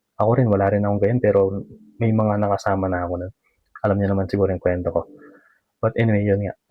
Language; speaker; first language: Filipino; native; Filipino